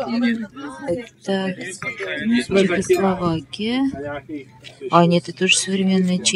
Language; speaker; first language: Czech; non-native, learner; Russian